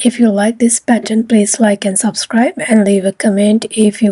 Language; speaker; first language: English; non-native, fluent; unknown